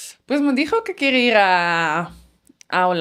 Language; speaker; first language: Spanish; non-native, fluent; Dutch